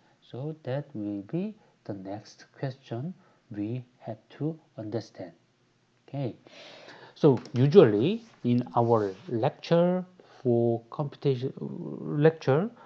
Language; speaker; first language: English; non-native, fluent; Korean